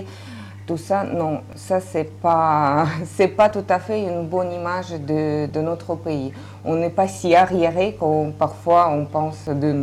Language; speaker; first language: French; non-native, fluent; Russian